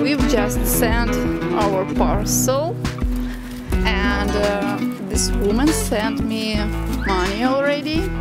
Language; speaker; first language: English; non-native, learner; Russian